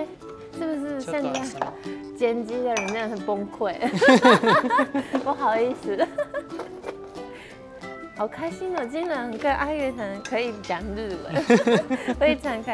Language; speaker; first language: Chinese; non-native, fluent; Japanese